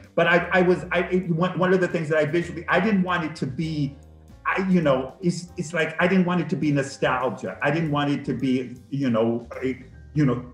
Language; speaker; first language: English; native; English